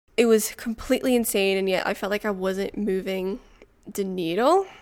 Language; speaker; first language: English; non-native, fluent; French